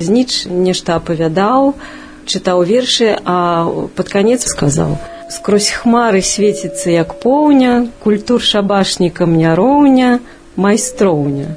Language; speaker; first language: Belarusian; non-native, local second language; Russian